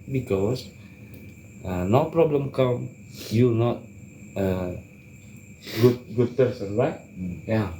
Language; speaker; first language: English; non-native, learner; Indonesian